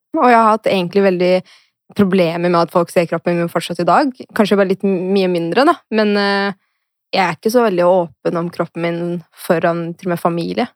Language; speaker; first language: Norwegian; early bilingual, other home language; Arabic